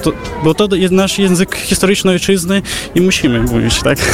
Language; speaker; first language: Polish; non-native, fluent; Russian